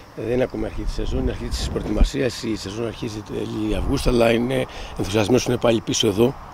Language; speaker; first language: Greek; native; Greek